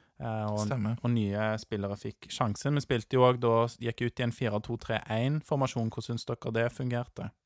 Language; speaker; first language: Norwegian; native; Norwegian